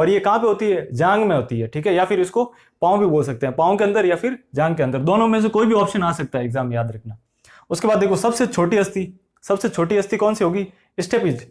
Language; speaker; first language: Hindi; native; Hindi